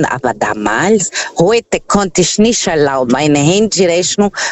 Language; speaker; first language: German; non-native, learner; Portuguese